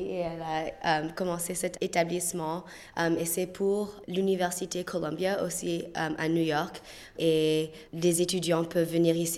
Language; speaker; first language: French; non-native, fluent; English